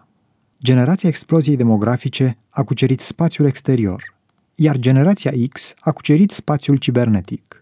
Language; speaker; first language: Romanian; native; Romanian